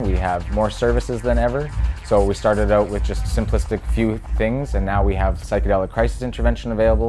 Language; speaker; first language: English; native; English